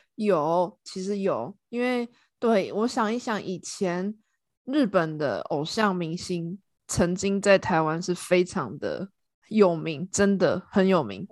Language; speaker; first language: Chinese; native; Chinese